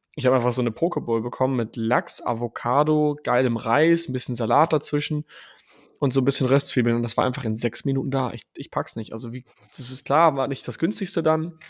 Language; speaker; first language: German; native; German